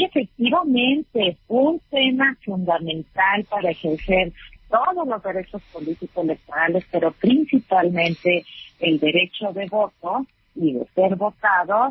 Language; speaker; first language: Spanish; native; Spanish